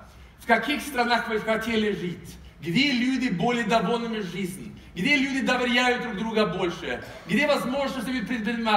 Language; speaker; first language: Russian; non-native, fluent; Swedish